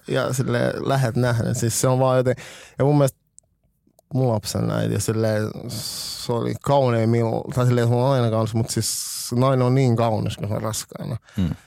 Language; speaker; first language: Finnish; early bilingual, other home language; French